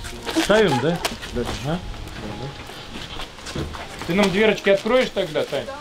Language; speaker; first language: Russian; native; Russian